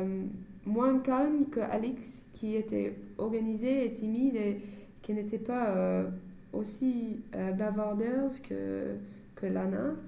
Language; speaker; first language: French; non-native, learner; English